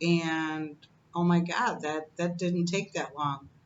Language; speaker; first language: English; native; English